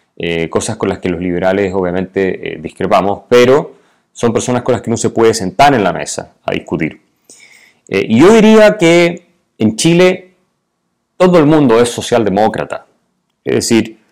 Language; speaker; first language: Spanish; native; Spanish